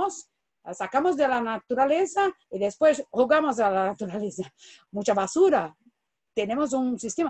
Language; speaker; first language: Spanish; non-native, fluent; Portuguese